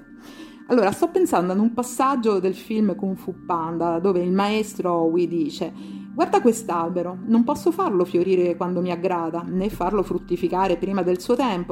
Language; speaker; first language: Italian; native; Italian